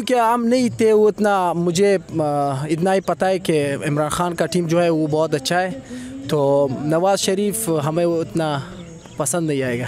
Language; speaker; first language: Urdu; non-native, fluent; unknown